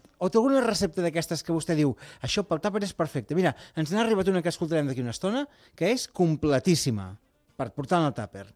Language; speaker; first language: Catalan; non-native, local second language; Spanish